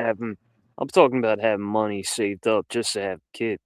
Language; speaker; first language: English; native; English